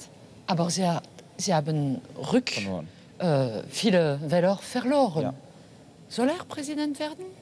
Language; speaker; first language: German; non-native, fluent; French